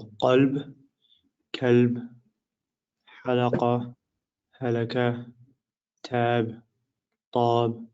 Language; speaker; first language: Arabic; non-native, learner; English